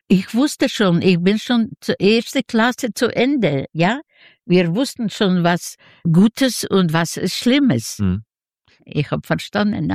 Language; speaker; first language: German; non-native, learner; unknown